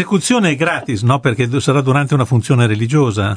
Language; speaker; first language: Italian; native; Italian